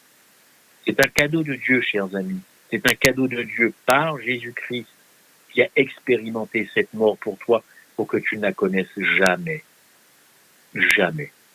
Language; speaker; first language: French; native; French